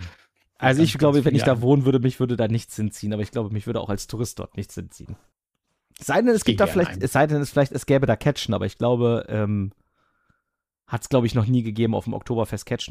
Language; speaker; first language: German; native; German